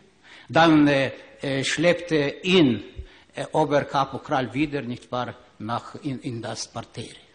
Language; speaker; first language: German; non-native, learner; Ukrainian